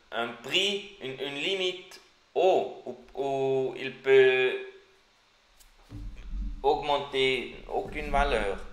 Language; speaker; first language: French; non-native, learner; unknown